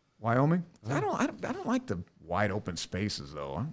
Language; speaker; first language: English; native; English